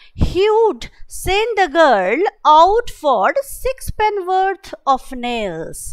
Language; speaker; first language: English; non-native, local second language; Bangla